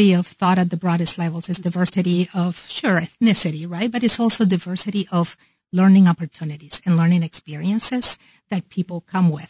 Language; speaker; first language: English; non-native, fluent; Spanish